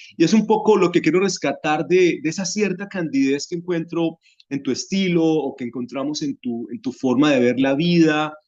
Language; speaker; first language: Spanish; native; Spanish